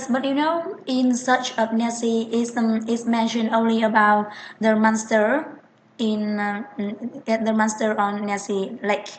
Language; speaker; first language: English; non-native, fluent; Vietnamese